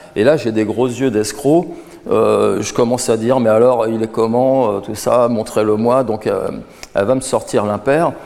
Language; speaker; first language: French; native; French